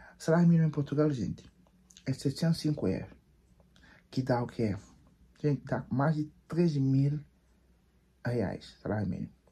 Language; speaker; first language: Portuguese; non-native, local second language; Kabuverdianu